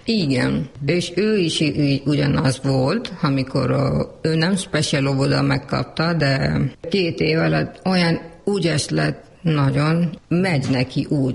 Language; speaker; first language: Hungarian; non-native, learner; Urdu